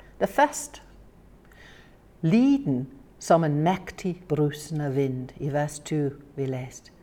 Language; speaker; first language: Norwegian; non-native, fluent; English